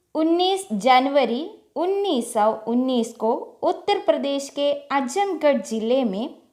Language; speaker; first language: Hindi; non-native, local second language; Malayalam